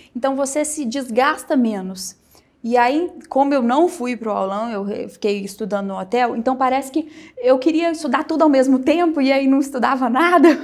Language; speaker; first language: Portuguese; native; Portuguese